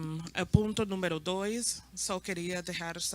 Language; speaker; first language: Portuguese; non-native, learner; Spanish